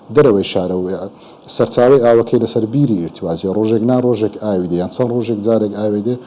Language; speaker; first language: Central Kurdish; native; Central Kurdish